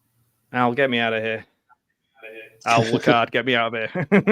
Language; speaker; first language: English; native; English